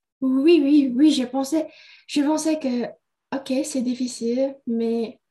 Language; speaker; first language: French; non-native, learner; Indonesian